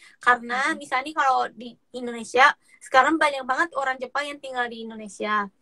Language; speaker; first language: Indonesian; non-native, fluent; Japanese